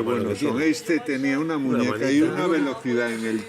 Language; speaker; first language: Spanish; native; Spanish